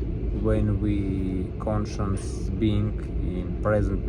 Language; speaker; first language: English; non-native, learner; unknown